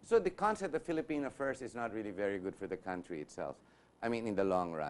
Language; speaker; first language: English; non-native, local second language; Filipino